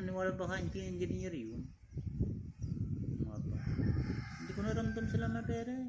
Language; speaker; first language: Filipino; non-native, learner; Punjabi